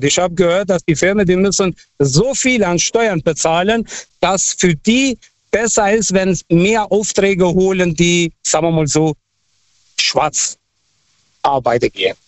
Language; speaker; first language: German; non-native, fluent; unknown